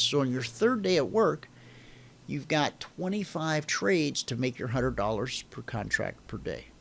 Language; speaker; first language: English; native; English